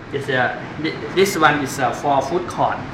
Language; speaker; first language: English; non-native, learner; Thai